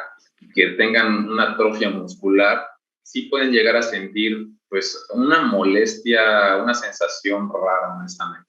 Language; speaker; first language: Spanish; native; Spanish